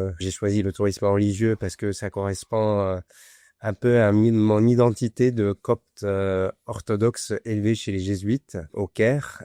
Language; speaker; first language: French; non-native, fluent; Arabic